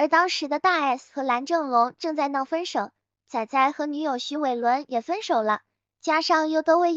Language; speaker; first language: Chinese; native; Chinese